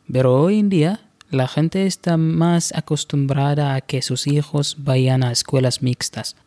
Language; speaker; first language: Spanish; non-native, fluent; Arabic